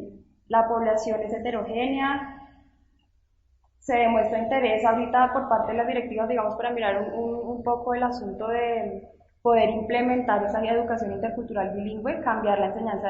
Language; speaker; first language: Spanish; native; Spanish